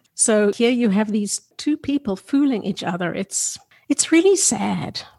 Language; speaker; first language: English; native; English